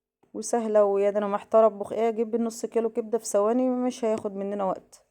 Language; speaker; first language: Arabic; native; Arabic